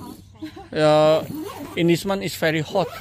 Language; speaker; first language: English; non-native, learner; Indonesian